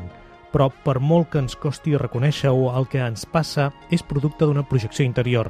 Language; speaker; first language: Catalan; native; Catalan